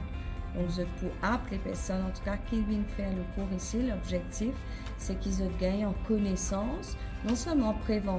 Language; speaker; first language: French; non-native, local second language; Morisyen